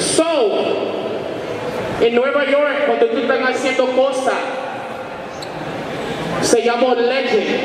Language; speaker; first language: Spanish; non-native, learner; English